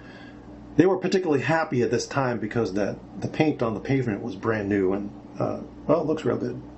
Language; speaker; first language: English; native; English